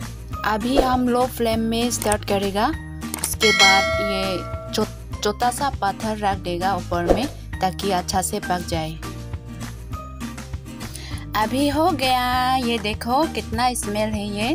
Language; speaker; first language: Hindi; non-native, local second language; Karbi